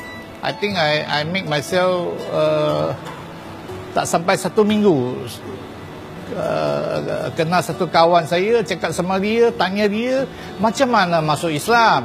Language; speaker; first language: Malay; non-native, local second language; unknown